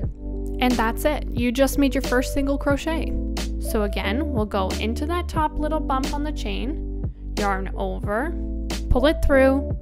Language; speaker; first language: English; native; English